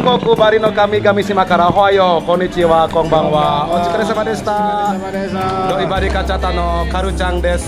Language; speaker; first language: Japanese; non-native, fluent; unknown